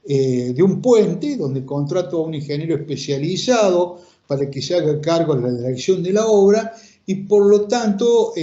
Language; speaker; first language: Spanish; native; Spanish